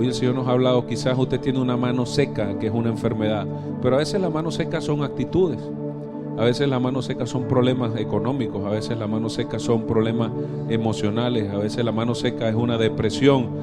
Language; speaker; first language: Spanish; native; Spanish